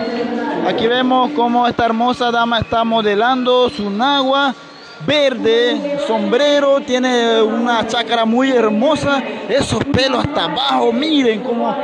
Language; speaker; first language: Spanish; non-native, local second language; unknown